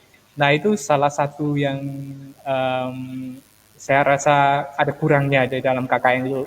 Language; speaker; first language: Indonesian; non-native, fluent; Armenian